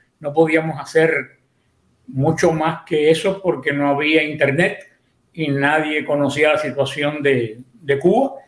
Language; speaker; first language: Spanish; native; Spanish